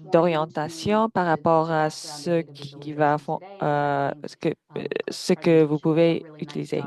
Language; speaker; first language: French; non-native, fluent; English